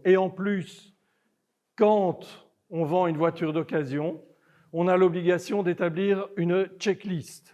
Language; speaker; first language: French; native; French